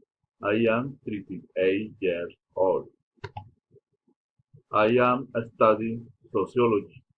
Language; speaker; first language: English; non-native, learner; Spanish